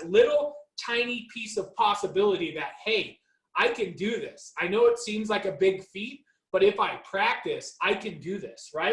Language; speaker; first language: English; native; English